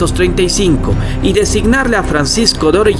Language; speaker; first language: Spanish; native; Spanish